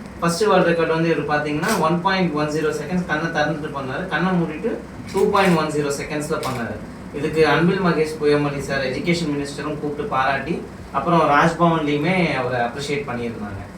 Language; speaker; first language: Tamil; native; Tamil